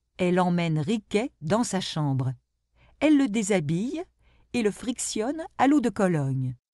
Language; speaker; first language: French; non-native, local second language; Arabic